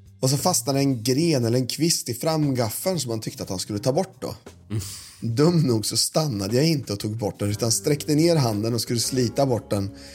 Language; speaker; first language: Swedish; native; Swedish